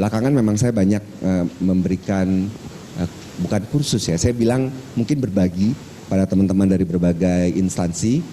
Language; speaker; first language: Indonesian; non-native, local second language; Minangkabau